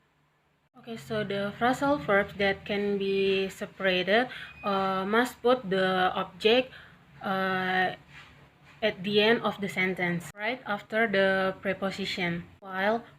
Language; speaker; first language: English; non-native, learner; Indonesian